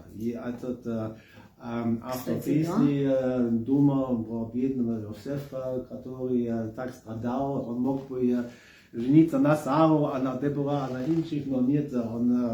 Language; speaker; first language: Russian; non-native, fluent; German